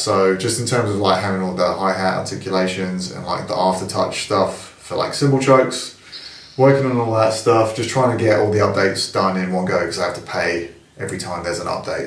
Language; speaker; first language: English; native; English